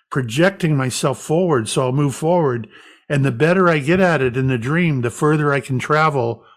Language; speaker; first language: English; native; English